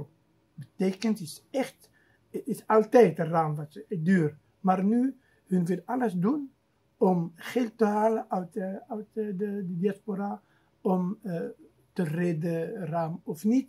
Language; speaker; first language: Dutch; non-native, fluent; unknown